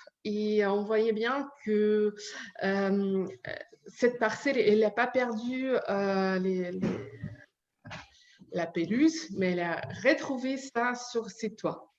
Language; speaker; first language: French; non-native, learner; Ukrainian